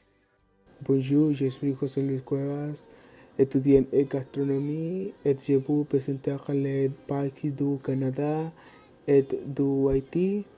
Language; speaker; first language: French; non-native, learner; Spanish